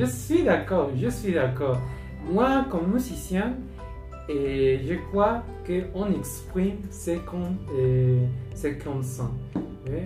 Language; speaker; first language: French; non-native, fluent; Spanish